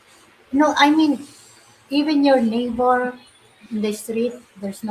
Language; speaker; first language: English; non-native, local second language; Filipino